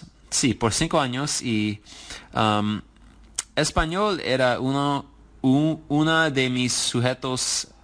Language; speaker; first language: Spanish; non-native, learner; English